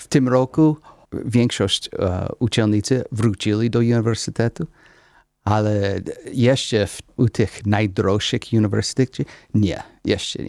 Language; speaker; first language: Polish; non-native, learner; English